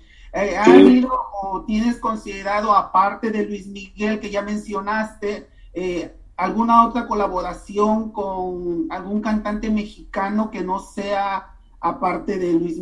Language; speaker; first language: Spanish; native; Spanish